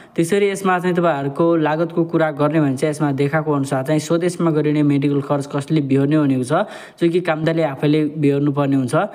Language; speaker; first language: Nepali; native; Nepali